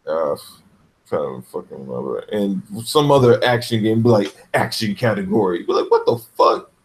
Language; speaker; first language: English; native; English